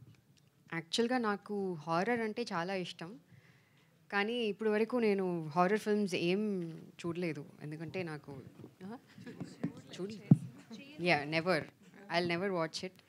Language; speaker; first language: Telugu; non-native, fluent; Tamil